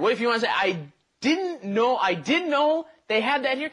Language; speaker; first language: English; native; English